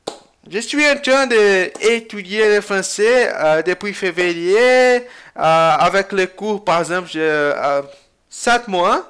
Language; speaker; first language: French; non-native, learner; Portuguese